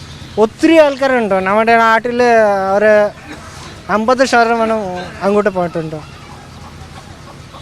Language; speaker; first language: Malayalam; non-native, learner; Bangla